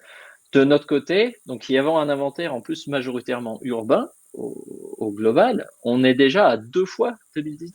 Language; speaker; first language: French; native; French